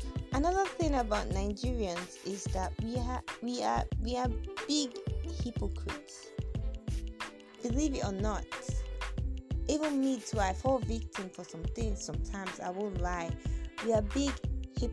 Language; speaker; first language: English; non-native, local second language; Yoruba